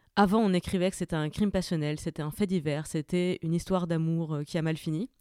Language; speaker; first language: French; native; French